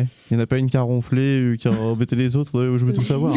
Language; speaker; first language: French; native; French